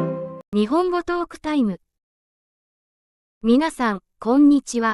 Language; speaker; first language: Japanese; non-native, fluent; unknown